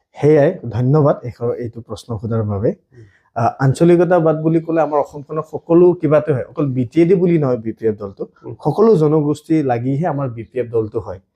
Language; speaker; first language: Assamese; non-native, local second language; Bodo